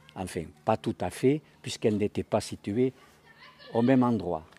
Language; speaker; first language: French; native; French